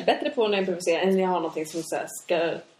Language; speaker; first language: Swedish; native; Swedish